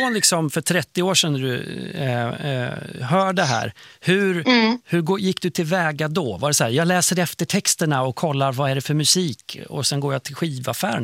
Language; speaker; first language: Swedish; native; Swedish